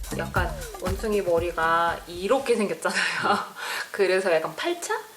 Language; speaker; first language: Korean; non-native, fluent; Russian